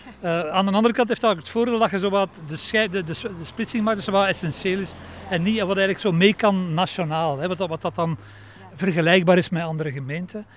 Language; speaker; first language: Dutch; native; Dutch